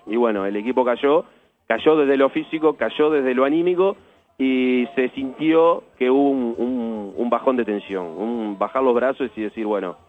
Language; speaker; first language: Spanish; native; Spanish